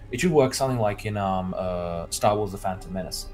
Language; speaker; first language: English; native; English